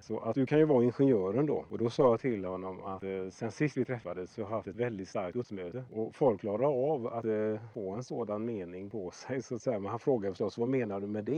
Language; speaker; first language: Swedish; native; Swedish